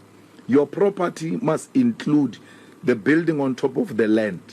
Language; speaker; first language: English; non-native, local second language; Northern Sotho